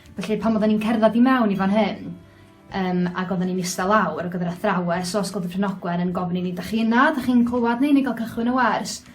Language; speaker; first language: Welsh; native; Welsh